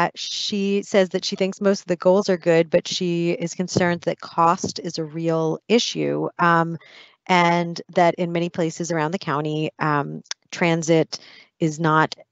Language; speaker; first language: English; native; English